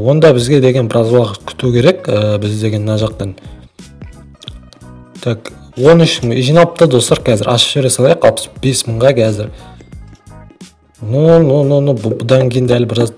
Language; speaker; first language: Kazakh; native; Kazakh